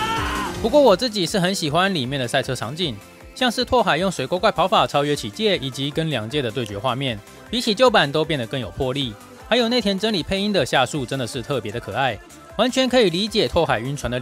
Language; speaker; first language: Chinese; native; Chinese